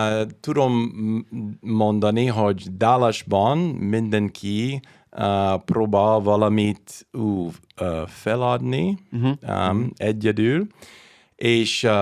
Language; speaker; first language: Hungarian; non-native, learner; English